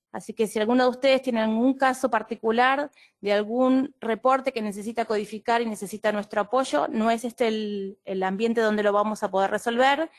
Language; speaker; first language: Spanish; native; Spanish